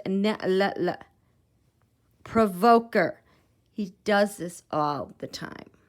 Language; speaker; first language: English; native; English